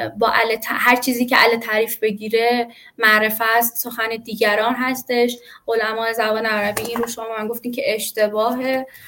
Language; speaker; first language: Persian; native; Persian